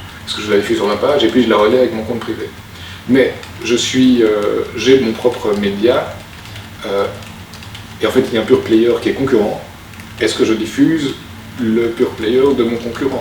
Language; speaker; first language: French; native; French